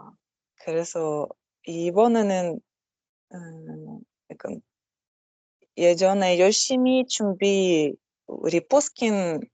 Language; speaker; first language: Korean; non-native, learner; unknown